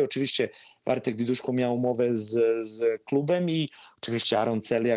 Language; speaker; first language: Polish; non-native, fluent; Serbian